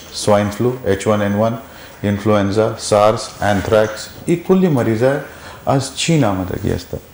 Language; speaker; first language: Persian; non-native, learner; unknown